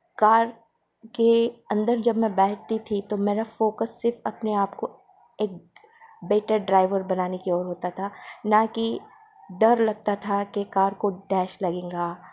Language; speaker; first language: Hindi; non-native, local second language; Marathi